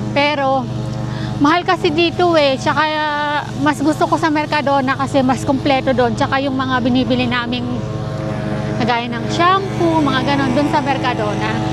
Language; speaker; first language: Filipino; native; Filipino